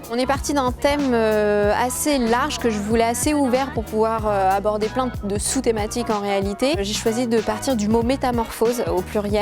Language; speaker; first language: French; native; French